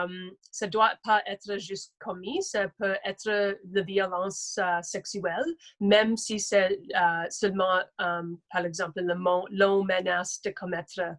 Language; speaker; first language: French; non-native, local second language; English